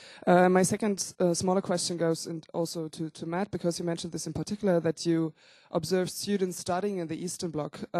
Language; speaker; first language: English; non-native, fluent; German